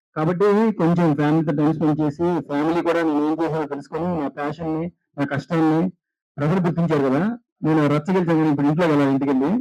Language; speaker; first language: Telugu; native; Telugu